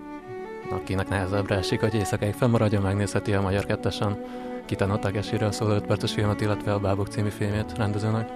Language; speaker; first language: Hungarian; native; Hungarian